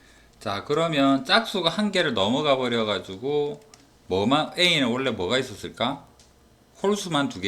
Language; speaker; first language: Korean; native; Korean